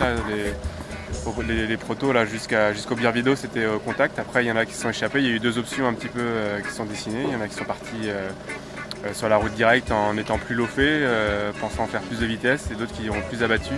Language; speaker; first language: French; native; French